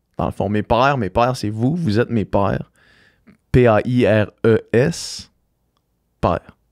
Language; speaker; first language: French; native; French